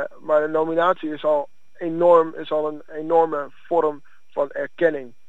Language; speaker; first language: Dutch; early bilingual, other home language; Akan